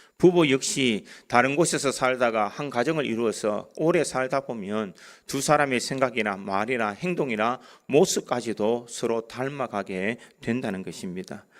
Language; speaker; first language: Korean; native; Korean